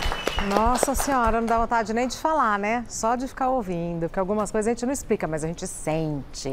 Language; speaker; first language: Portuguese; native; Portuguese